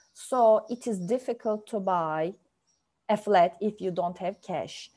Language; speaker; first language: English; non-native, fluent; Turkish